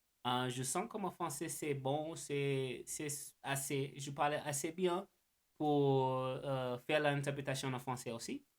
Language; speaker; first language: French; non-native, learner; English